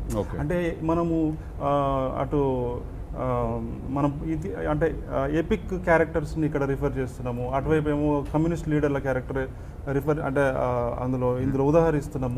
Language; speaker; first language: Telugu; native; Telugu